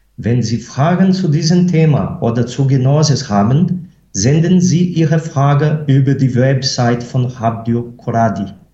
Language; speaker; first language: German; non-native, fluent; Portuguese